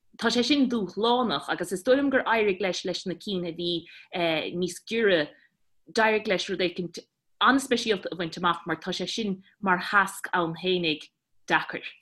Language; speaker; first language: Irish; non-native, local second language; English